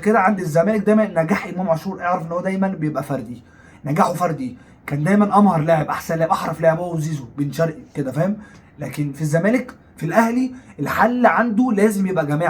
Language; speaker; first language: Arabic; native; Arabic